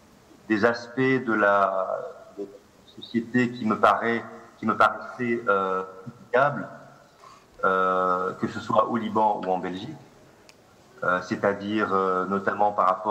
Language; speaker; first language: French; non-native, local second language; Arabic